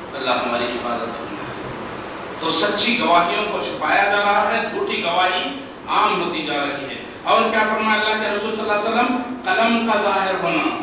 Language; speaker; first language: Urdu; native; Urdu